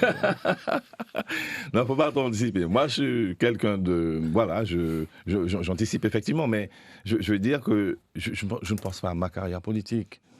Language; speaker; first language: French; native; French